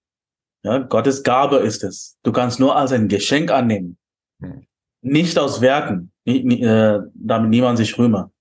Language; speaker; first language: German; non-native, fluent; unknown